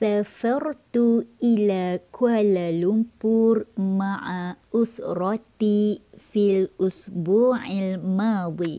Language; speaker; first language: Arabic; non-native, fluent; Malay